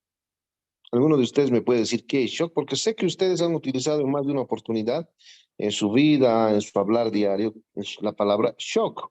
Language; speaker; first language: Spanish; native; Spanish